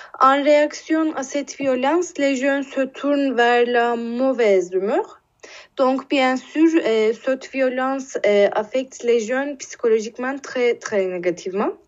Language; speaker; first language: French; non-native, learner; Turkish